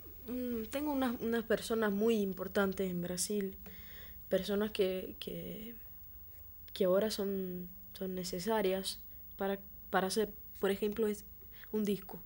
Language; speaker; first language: Spanish; non-native, fluent; Portuguese